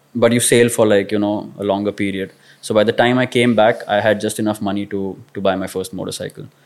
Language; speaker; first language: English; non-native, local second language; Marathi